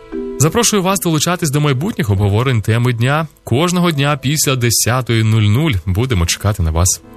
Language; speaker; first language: Ukrainian; native; Ukrainian